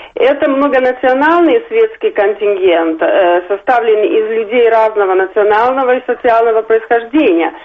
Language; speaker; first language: Russian; non-native, fluent; Italian